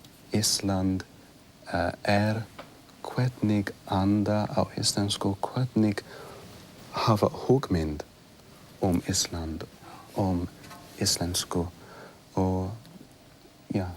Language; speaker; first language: Icelandic; non-native, learner; English